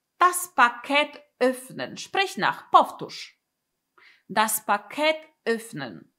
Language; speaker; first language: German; non-native, fluent; Polish